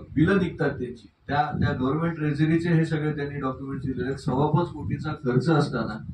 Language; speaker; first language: Marathi; native; Marathi